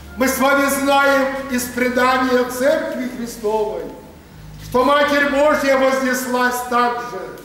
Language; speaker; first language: Russian; non-native, local second language; Ukrainian